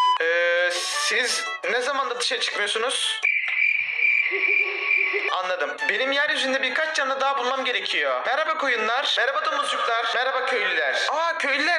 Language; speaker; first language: Turkish; native; Turkish